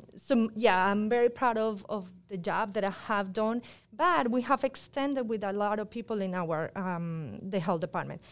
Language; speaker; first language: English; non-native, fluent; Spanish